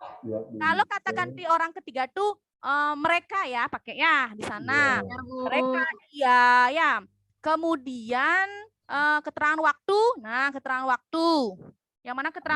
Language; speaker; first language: Indonesian; native; Indonesian